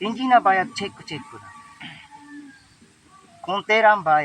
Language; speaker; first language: Filipino; non-native, learner; Japanese